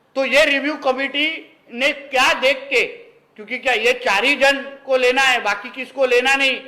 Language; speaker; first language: Hindi; non-native, local second language; Marathi